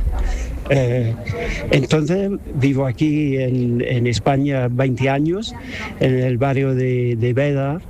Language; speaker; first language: Spanish; non-native, fluent; English